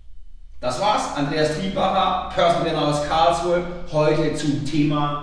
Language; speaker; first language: German; native; German